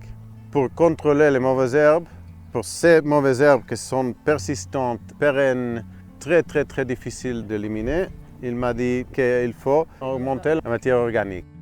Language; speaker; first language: French; non-native, fluent; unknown